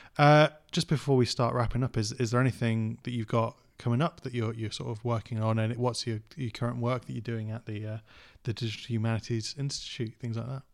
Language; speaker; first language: English; native; English